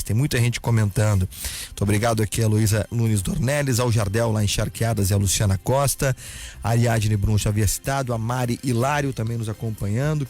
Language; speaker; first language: Portuguese; native; Portuguese